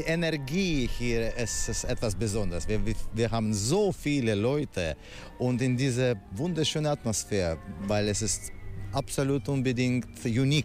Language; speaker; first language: German; non-native, fluent; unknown